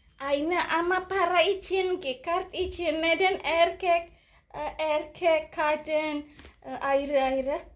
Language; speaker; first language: Turkish; non-native, learner; Indonesian